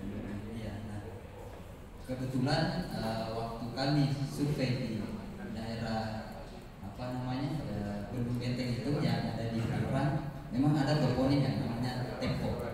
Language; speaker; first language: Indonesian; native; Indonesian